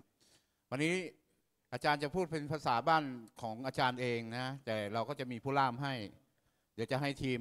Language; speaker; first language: Thai; native; Thai